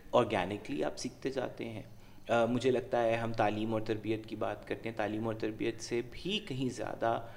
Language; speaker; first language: Urdu; non-native, local second language; Punjabi